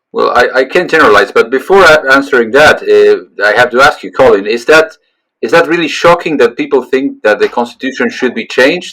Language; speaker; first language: English; non-native, fluent; Spanish